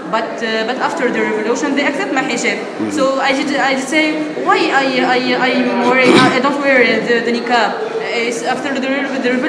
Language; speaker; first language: English; non-native, learner; Arabic